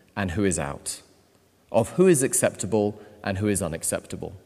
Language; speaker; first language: English; native; English